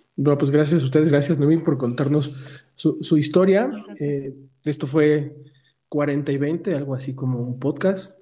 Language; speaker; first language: Spanish; native; Spanish